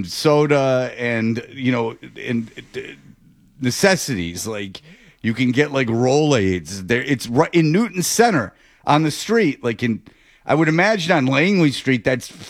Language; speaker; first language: English; native; English